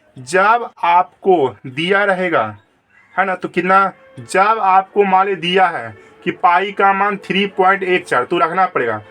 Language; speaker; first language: Hindi; native; Hindi